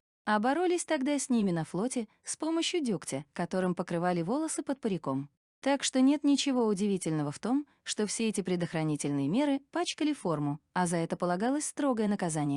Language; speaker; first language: Russian; native; Russian